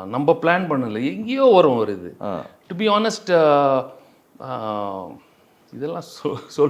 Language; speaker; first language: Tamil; non-native, local second language; Telugu